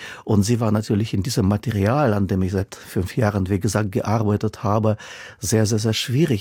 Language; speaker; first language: German; non-native, fluent; Russian